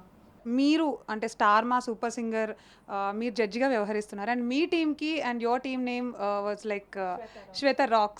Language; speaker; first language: Telugu; native; Telugu